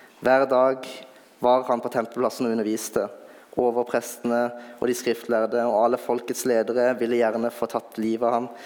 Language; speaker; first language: Norwegian; native; Norwegian